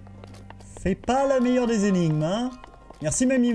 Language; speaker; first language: French; native; French